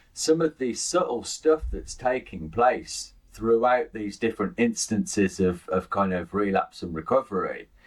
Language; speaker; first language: English; native; English